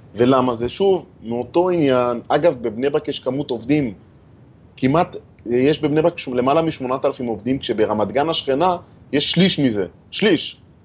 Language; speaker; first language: Hebrew; native; Hebrew